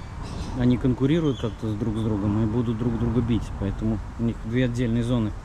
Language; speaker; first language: Russian; native; Russian